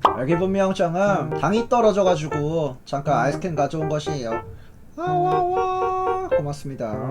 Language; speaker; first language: Korean; native; Korean